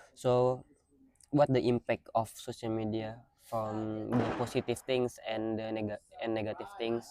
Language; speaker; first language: English; non-native, learner; Indonesian